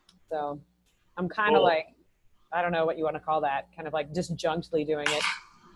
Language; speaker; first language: English; native; English